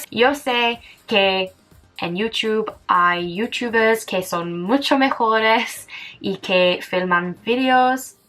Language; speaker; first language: Spanish; non-native, fluent; English